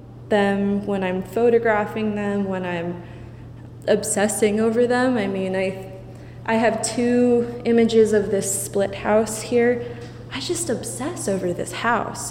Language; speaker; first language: English; native; English